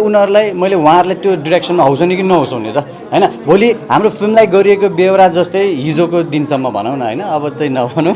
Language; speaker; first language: Nepali; native; Nepali